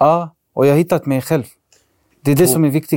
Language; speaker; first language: Swedish; early bilingual, other home language; Arabic